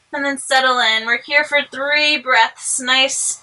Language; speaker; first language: English; native; English